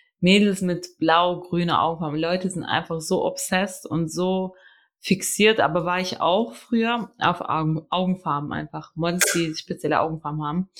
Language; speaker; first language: German; early bilingual, other home language; Albanian